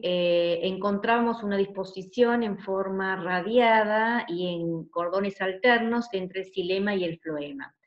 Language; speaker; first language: Spanish; native; Spanish